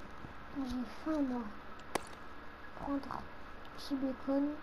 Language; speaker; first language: French; native; French